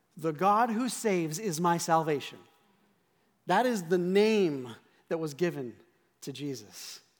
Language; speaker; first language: English; native; English